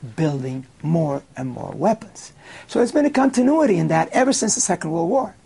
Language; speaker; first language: English; non-native, fluent; Spanish